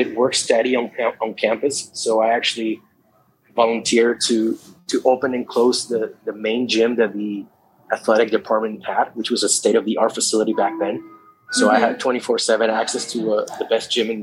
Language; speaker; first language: English; non-native, fluent; Spanish